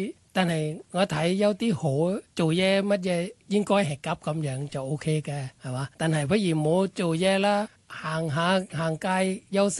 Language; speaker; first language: Cantonese; non-native, fluent; Thai